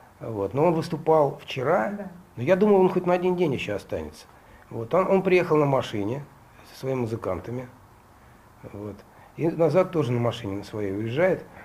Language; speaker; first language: Russian; native; Russian